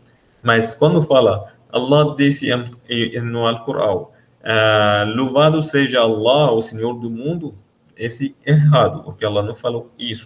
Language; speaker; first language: Portuguese; non-native, learner; Arabic